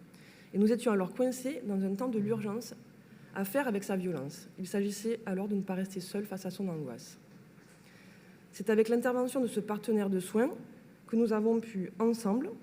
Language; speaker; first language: French; native; French